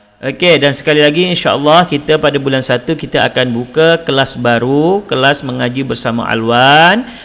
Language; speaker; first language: Malay; native; Malay